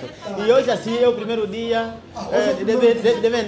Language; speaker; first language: Portuguese; non-native, fluent; Vietnamese